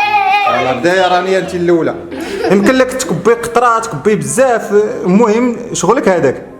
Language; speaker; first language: Arabic; native; Arabic